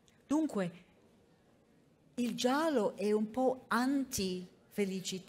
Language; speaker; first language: Italian; non-native, fluent; English